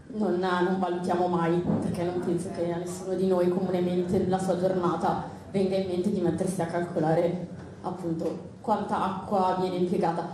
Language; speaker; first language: Italian; native; Italian